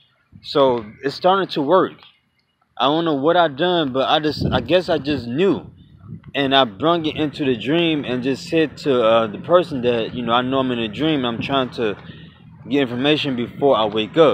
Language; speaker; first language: English; native; English